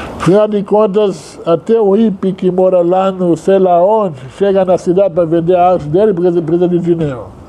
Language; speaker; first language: Portuguese; non-native, fluent; Hebrew